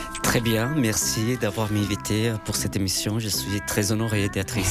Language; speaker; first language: French; non-native, fluent; Portuguese